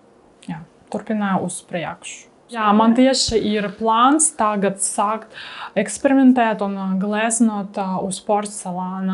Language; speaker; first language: Latvian; non-native, learner; Russian